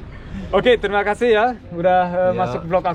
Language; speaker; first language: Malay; early bilingual, heritage; Indonesian